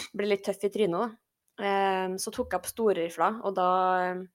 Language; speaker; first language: Norwegian; native; Norwegian